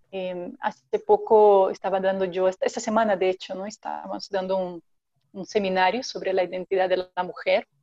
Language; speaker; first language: Spanish; non-native, fluent; Portuguese